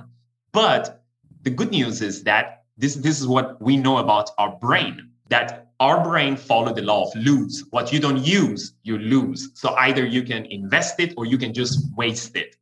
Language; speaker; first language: English; non-native, fluent; Persian